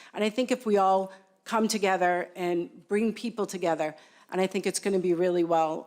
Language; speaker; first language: English; native; English